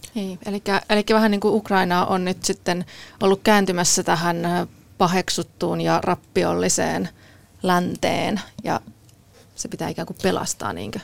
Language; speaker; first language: Finnish; native; Finnish